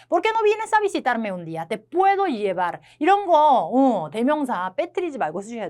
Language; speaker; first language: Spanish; non-native, fluent; Korean